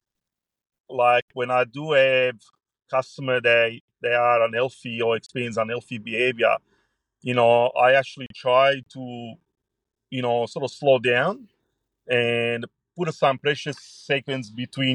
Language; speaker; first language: English; non-native, fluent; Italian